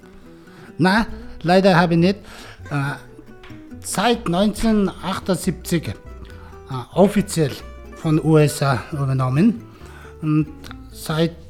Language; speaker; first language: German; non-native, learner; Mongolian